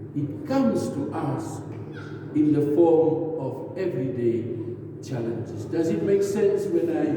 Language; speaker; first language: English; non-native, local second language; Afrikaans